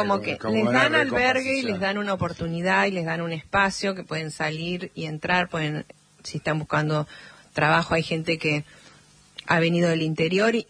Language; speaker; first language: Spanish; native; Spanish